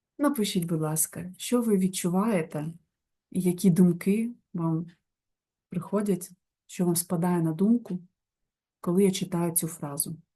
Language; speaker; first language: Ukrainian; non-native, local second language; Russian